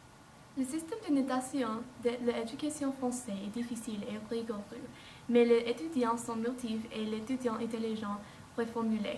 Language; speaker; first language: French; non-native, learner; English